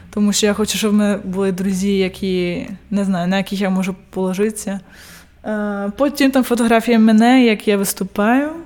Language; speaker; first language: Ukrainian; early bilingual, heritage; Ukrainian